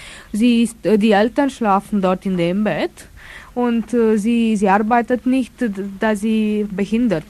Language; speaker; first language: German; non-native, fluent; Romanian